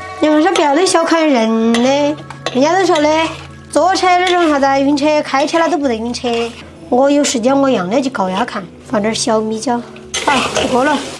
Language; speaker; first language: Chinese; native; Chinese